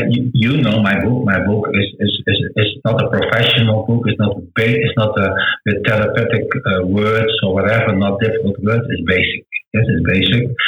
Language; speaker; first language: English; non-native, learner; Dutch